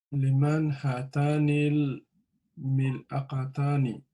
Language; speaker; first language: Arabic; non-native, learner; English